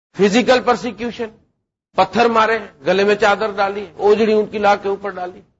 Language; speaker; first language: Urdu; non-native, local second language; Punjabi